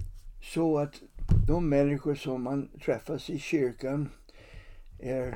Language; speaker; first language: Swedish; non-native, fluent; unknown